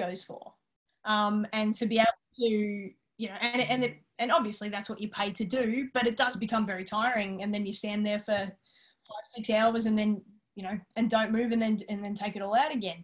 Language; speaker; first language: English; native; English